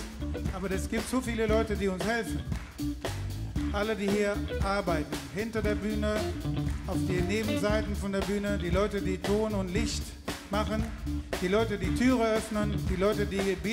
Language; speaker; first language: German; non-native, fluent; Swedish